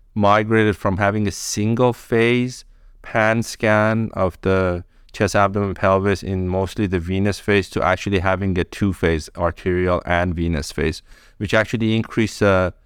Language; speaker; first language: English; early bilingual, other home language; Persian